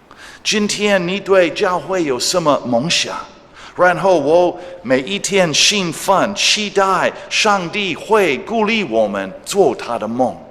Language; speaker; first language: Chinese; non-native, fluent; English